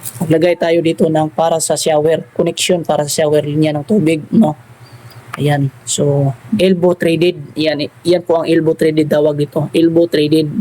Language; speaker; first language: Filipino; non-native, local second language; Cebuano